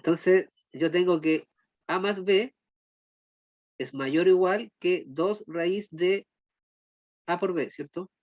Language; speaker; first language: Spanish; native; Spanish